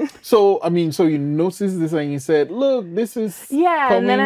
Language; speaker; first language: English; native; English